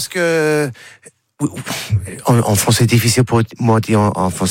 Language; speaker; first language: French; non-native, learner; English